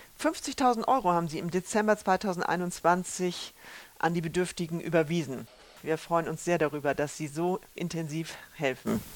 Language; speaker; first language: German; native; German